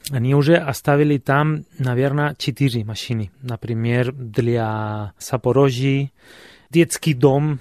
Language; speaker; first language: Russian; non-native, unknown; Spanish